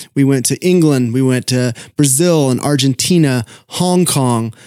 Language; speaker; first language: English; native; English